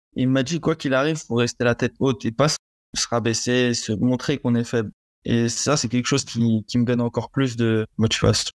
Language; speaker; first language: French; native; French